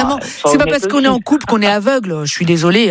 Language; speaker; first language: French; native; French